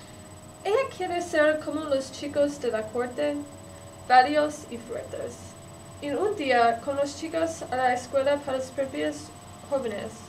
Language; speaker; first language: Spanish; non-native, learner; English